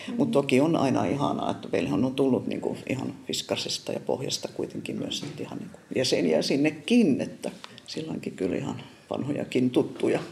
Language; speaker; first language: Finnish; native; Finnish